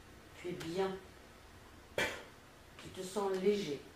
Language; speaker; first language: French; native; French